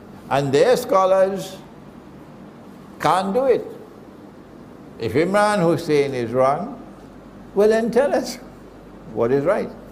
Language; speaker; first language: English; native; English